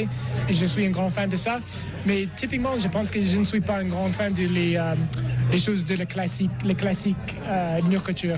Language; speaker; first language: French; non-native, learner; English